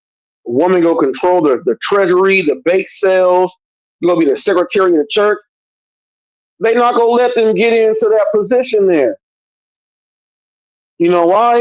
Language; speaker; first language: English; native; English